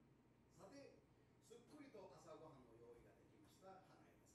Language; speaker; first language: Japanese; native; Japanese